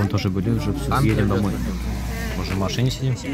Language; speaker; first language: Russian; non-native, local second language; Azerbaijani